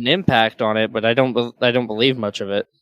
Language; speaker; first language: English; native; English